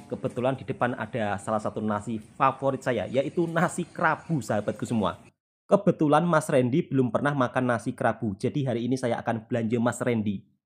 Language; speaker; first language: Indonesian; native; Indonesian